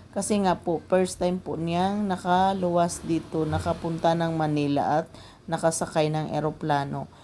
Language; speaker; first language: Filipino; non-native, local second language; Cebuano